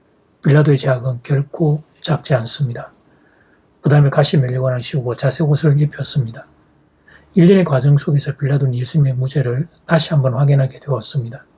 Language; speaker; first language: Korean; native; Korean